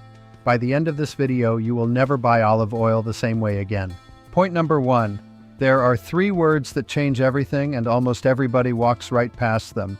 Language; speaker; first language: English; non-native, fluent; Italian